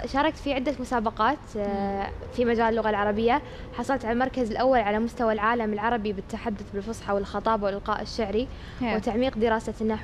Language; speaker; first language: Arabic; native; Arabic